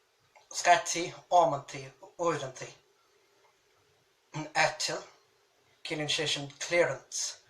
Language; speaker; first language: Irish; native; Irish